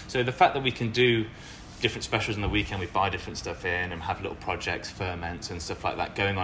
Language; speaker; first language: English; native; English